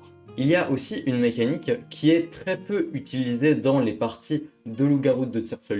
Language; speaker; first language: French; native; French